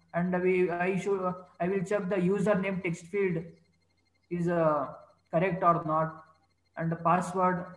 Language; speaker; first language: English; non-native, local second language; Kannada